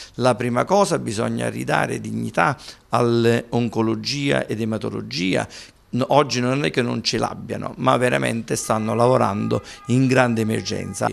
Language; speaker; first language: Italian; native; Italian